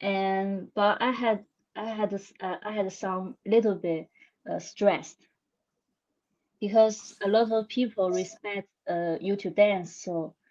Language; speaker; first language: English; non-native, learner; Chinese